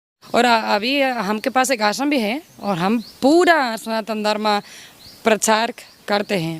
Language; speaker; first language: Hindi; non-native, learner; Spanish